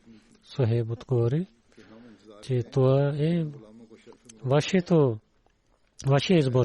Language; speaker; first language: Bulgarian; non-native, learner; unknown